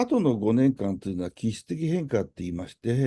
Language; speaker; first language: Japanese; native; Japanese